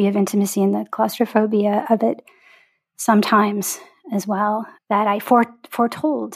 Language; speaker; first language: English; native; English